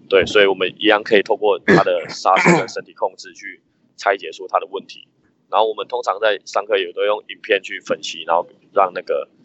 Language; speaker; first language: Chinese; native; Chinese